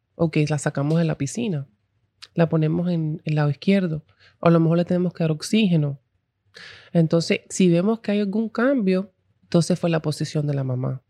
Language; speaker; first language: Spanish; early bilingual, heritage; Spanish